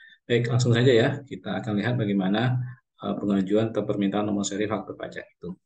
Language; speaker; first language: Indonesian; native; Indonesian